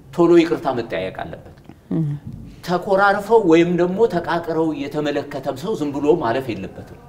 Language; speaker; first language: Amharic; non-native, local second language; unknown